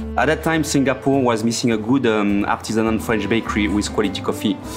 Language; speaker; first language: English; non-native, fluent; French